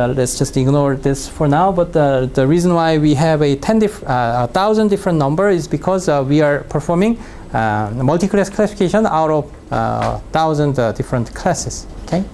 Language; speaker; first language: English; non-native, fluent; Korean